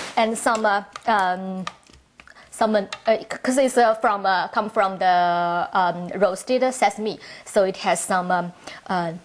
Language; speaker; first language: English; non-native, learner; Chinese